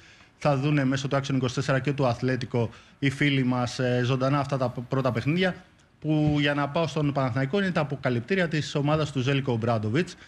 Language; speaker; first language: Greek; native; Greek